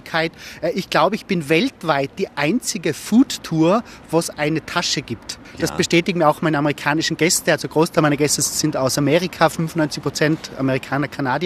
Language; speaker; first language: German; native; German